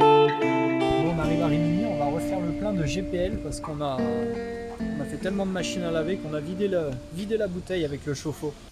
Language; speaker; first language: French; native; French